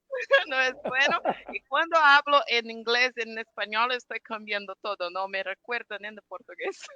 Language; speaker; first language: Spanish; non-native, fluent; Portuguese